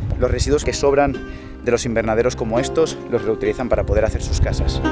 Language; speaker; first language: Spanish; native; Spanish